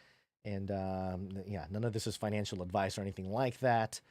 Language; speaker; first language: English; native; English